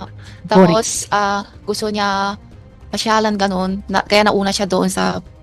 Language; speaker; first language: Filipino; non-native, learner; Chinese